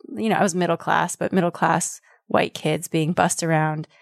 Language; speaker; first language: English; native; English